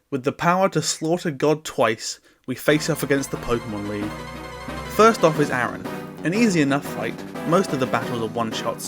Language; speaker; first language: English; native; English